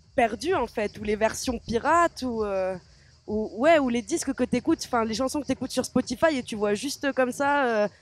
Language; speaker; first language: French; native; French